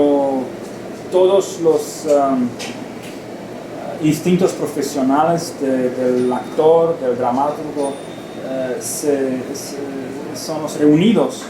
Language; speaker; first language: Spanish; non-native, learner; Romanian